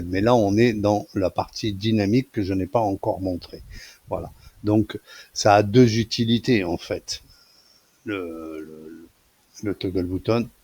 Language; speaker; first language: French; native; French